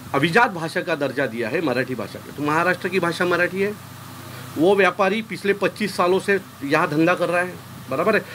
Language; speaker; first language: Hindi; non-native, local second language; Marathi